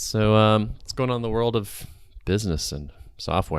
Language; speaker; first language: English; native; English